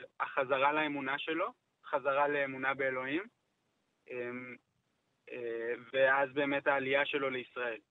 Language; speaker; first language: Hebrew; native; Hebrew